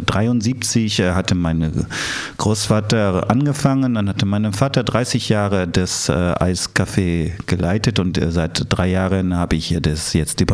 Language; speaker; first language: German; early bilingual, other home language; Italian